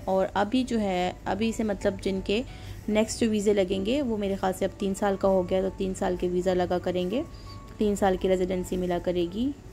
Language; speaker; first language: Urdu; native; Urdu